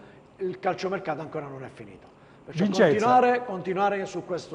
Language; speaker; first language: Italian; native; Italian